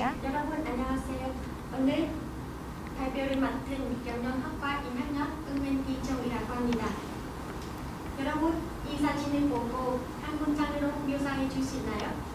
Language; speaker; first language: Korean; non-native, learner; Vietnamese